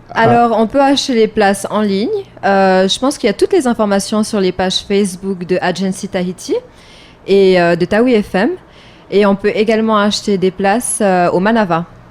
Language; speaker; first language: French; native; French